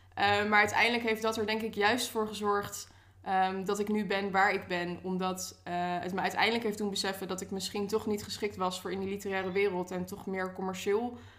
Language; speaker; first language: Dutch; native; Dutch